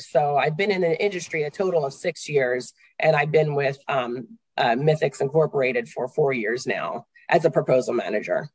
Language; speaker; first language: English; native; English